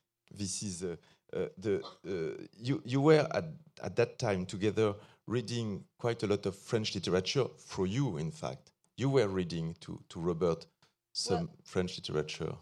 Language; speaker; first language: English; non-native, fluent; French